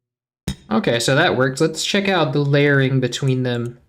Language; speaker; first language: English; native; English